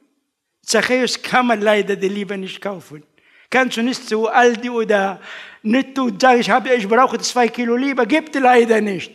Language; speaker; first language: German; non-native, learner; Arabic